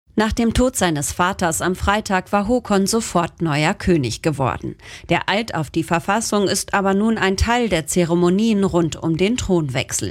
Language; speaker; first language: German; native; German